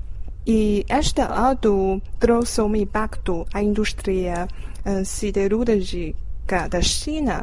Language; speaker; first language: Portuguese; non-native, fluent; Chinese